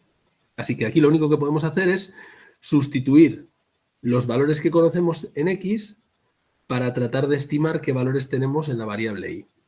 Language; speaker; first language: Spanish; native; Spanish